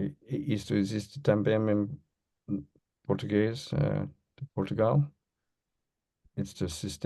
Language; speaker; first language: Portuguese; non-native, learner; English